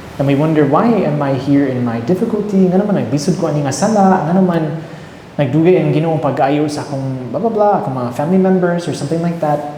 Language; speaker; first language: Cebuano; early bilingual, heritage; Cebuano